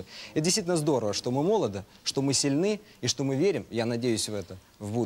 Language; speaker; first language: Russian; native; Russian